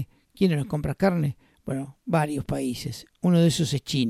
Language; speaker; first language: Spanish; native; Spanish